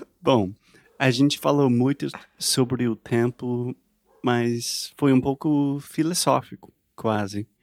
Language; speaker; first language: Portuguese; non-native, learner; English